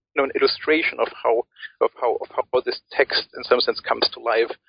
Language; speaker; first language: English; early bilingual, other home language; German